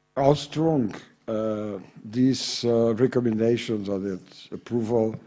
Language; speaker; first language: English; non-native, fluent; Portuguese